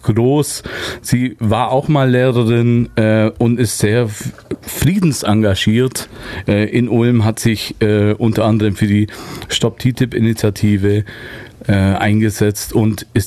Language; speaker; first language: German; native; German